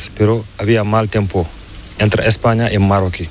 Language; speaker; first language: Spanish; non-native, learner; Fula